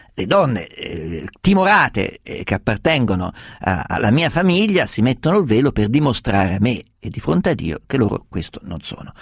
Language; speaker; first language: Italian; native; Italian